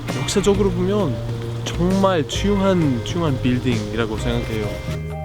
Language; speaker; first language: Korean; non-native, learner; Greek